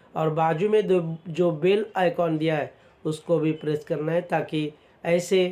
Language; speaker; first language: Hindi; non-native, local second language; Marathi